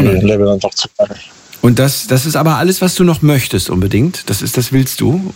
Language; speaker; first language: German; native; German